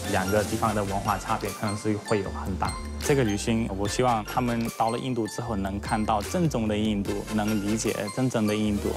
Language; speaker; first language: Chinese; non-native, fluent; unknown